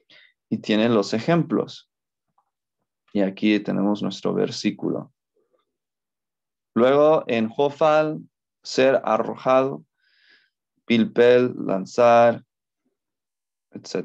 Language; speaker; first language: Spanish; non-native, fluent; English